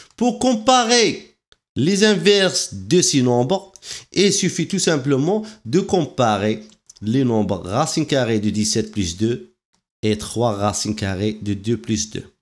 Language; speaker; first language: French; non-native, local second language; Arabic